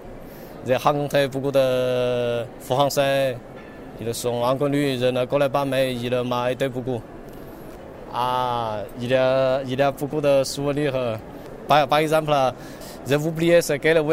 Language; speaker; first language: French; non-native, learner; Chinese